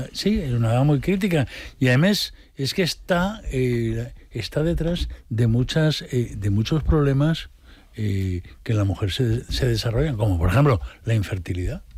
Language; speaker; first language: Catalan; non-native, local second language; Spanish